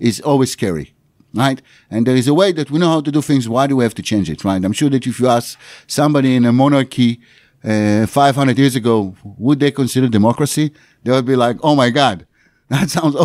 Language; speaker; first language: English; non-native, fluent; Hebrew